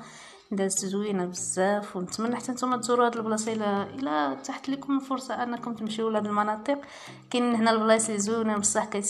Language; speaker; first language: Arabic; native; Arabic